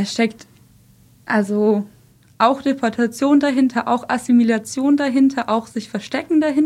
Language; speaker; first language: German; early bilingual, other home language; Russian